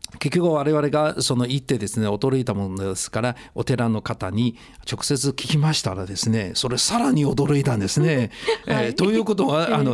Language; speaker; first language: Japanese; non-native, fluent; Chinese